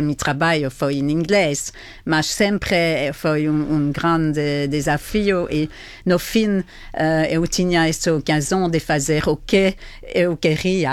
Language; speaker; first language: Portuguese; non-native, learner; French